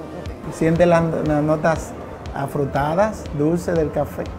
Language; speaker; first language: Spanish; native; Spanish